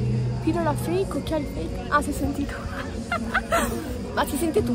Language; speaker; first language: Italian; native; Italian